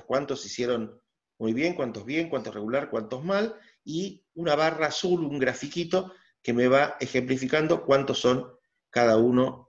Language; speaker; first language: Spanish; native; Spanish